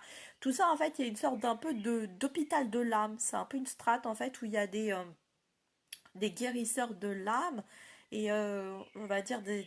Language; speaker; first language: French; native; French